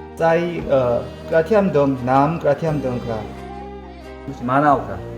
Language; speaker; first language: Thai; non-native, learner; Korean